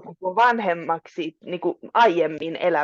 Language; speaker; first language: Finnish; non-native, local second language; Swedish